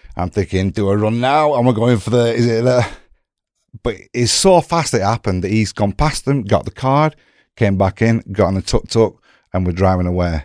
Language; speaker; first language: English; native; English